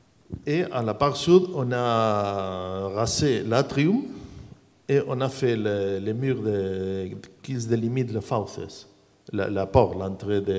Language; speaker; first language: French; non-native, learner; Spanish